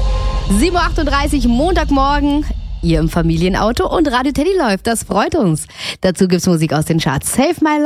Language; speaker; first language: German; native; German